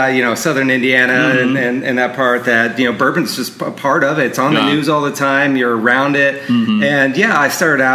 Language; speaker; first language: English; native; English